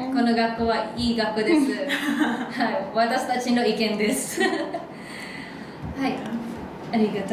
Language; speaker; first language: Japanese; non-native, learner; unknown